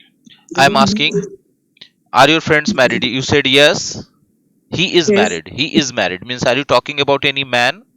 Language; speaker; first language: English; non-native, fluent; Hindi